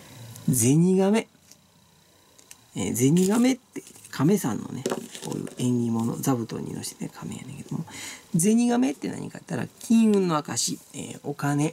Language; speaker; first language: Japanese; native; Japanese